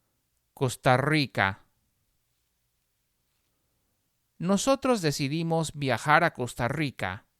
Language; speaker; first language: Spanish; non-native, fluent; English